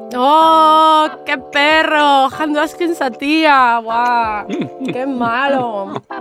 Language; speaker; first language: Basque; non-native, local second language; Spanish